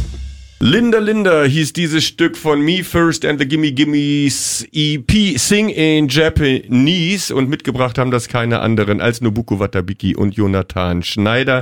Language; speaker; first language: German; native; German